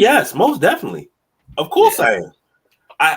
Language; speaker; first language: English; native; English